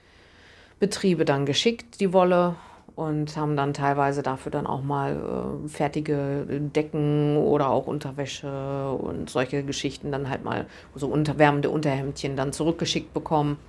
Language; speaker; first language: German; native; German